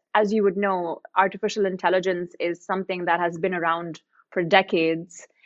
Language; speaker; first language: English; non-native, local second language; Hindi